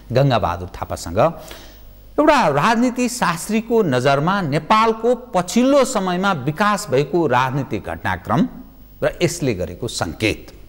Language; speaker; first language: Nepali; native; Nepali